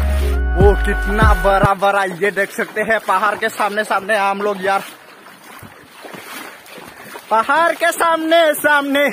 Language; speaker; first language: Hindi; non-native, local second language; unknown